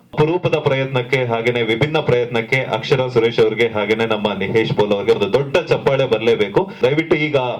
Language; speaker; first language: Kannada; native; Kannada